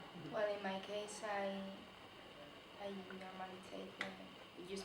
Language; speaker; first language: English; non-native, fluent; Spanish